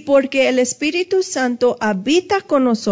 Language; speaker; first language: Spanish; early bilingual, heritage; Spanish